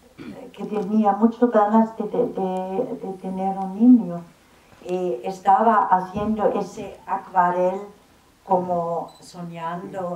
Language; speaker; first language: Spanish; non-native, fluent; German